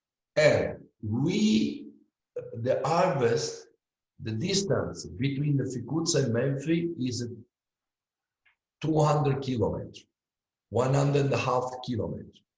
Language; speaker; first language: English; non-native, learner; Italian